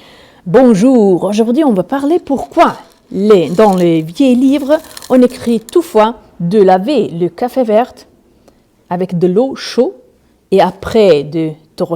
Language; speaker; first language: French; non-native, learner; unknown